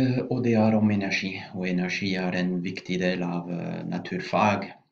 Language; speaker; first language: Norwegian; non-native, fluent; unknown